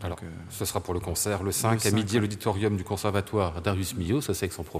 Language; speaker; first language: French; native; French